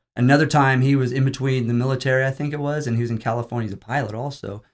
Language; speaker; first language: English; native; English